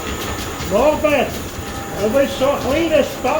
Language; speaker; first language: German; native; German